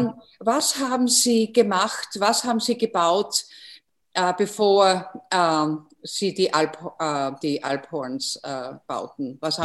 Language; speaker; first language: German; non-native, fluent; English